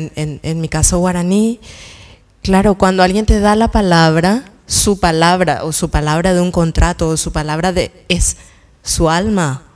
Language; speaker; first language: Spanish; native; Spanish